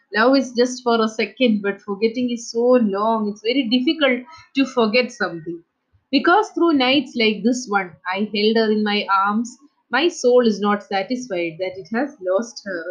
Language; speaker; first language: English; non-native, local second language; Malayalam